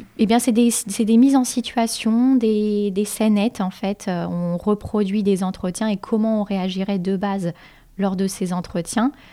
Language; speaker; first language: French; native; French